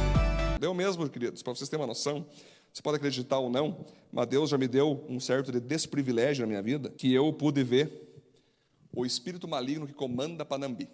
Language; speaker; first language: Portuguese; native; Portuguese